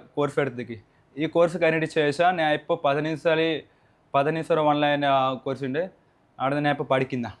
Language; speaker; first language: Malayalam; non-native, local second language; Bangla